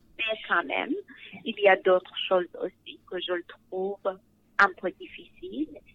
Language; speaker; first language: French; non-native, learner; Persian